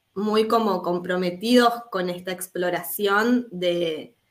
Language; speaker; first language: Spanish; native; Spanish